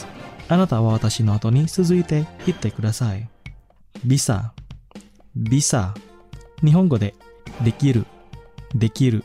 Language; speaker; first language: Japanese; non-native, fluent; Indonesian